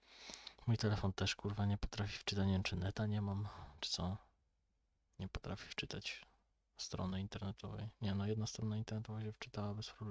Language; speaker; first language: Polish; native; Polish